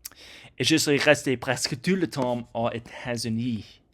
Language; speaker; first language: French; non-native, learner; English